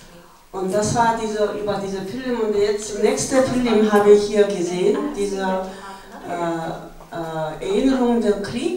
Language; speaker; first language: German; non-native, learner; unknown